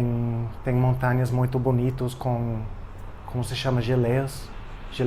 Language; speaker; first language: Portuguese; non-native, fluent; English